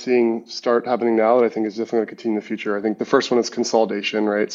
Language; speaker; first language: English; native; English